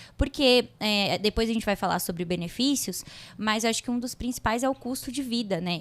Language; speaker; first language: Portuguese; native; Portuguese